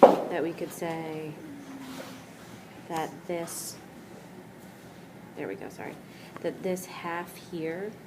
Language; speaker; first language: English; native; English